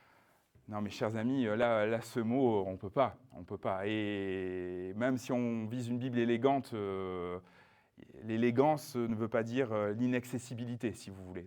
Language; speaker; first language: French; native; French